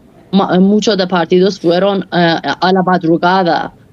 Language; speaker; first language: Spanish; non-native, fluent; Persian